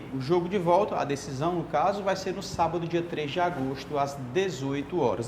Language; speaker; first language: Portuguese; native; Portuguese